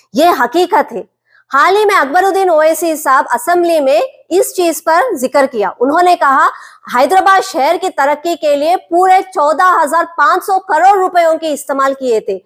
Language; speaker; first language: Hindi; non-native, local second language; Telugu